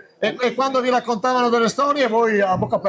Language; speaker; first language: Italian; native; Italian